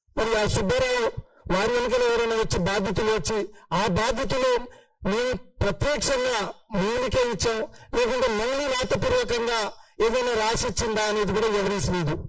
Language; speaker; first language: Telugu; non-native, local second language; Lambadi